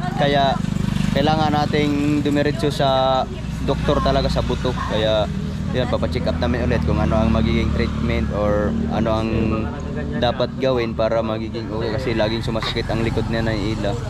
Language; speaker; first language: Filipino; native; Filipino